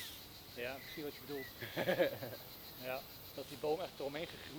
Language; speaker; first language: Dutch; native; Dutch